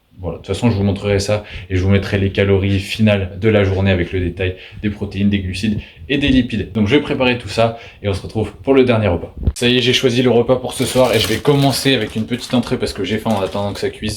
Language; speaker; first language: French; native; French